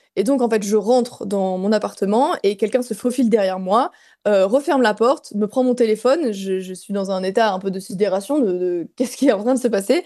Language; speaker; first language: French; native; French